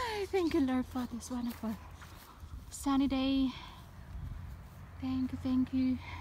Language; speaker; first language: English; non-native, local second language; Cebuano